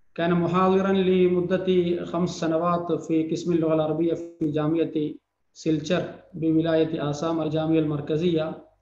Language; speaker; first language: Arabic; non-native, fluent; Malayalam